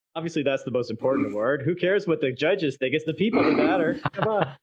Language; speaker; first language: English; native; English